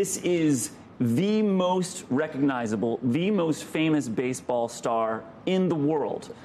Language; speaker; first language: English; native; English